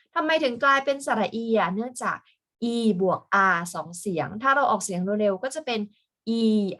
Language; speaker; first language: Thai; native; Thai